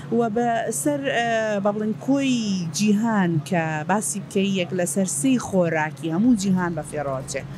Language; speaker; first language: Central Kurdish; native; Central Kurdish